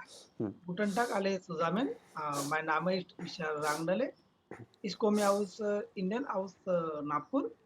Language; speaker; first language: German; non-native, learner; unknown